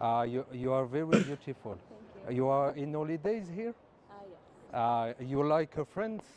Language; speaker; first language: English; non-native, learner; French